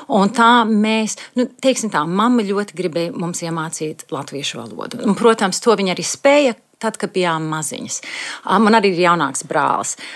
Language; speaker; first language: Latvian; early bilingual, heritage; Latvian